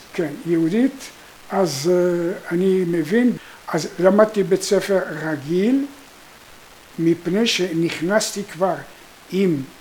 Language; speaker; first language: Hebrew; non-native, fluent; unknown